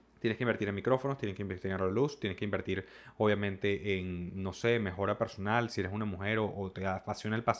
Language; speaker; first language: Spanish; native; Spanish